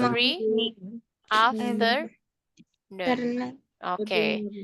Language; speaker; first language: English; non-native, fluent; Indonesian